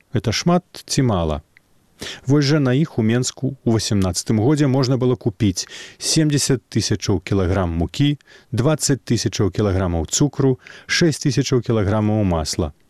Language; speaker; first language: Belarusian; native; Belarusian